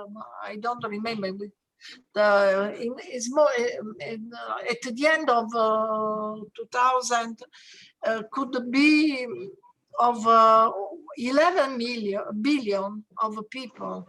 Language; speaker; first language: English; non-native, learner; Italian